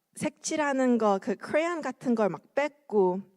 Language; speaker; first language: Korean; early bilingual, heritage; Korean